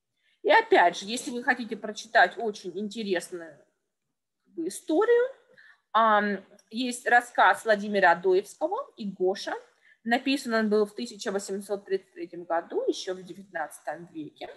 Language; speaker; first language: Russian; native; Russian